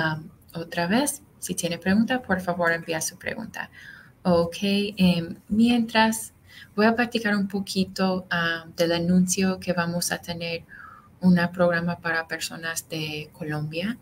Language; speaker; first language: Spanish; non-native, fluent; English